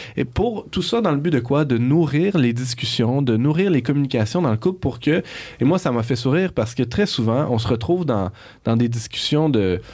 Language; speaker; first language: French; native; French